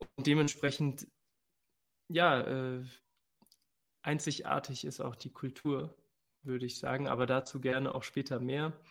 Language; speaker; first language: German; early bilingual, other home language; Spanish